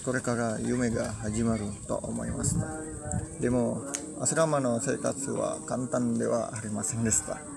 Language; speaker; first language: Japanese; non-native, learner; Indonesian